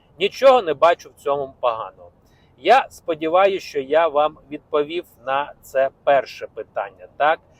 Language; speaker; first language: Ukrainian; non-native, local second language; Russian